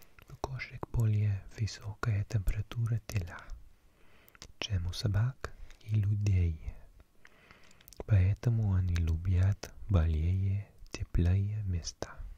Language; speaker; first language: Russian; non-native, learner; English